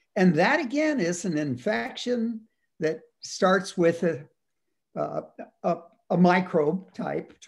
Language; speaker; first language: English; native; English